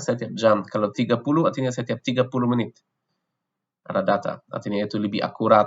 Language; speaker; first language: Indonesian; non-native, fluent; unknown